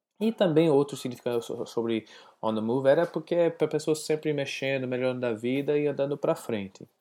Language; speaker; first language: Portuguese; non-native, learner; English